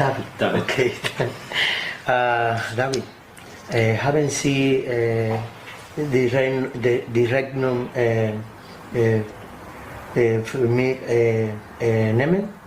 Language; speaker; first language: German; non-native, learner; Spanish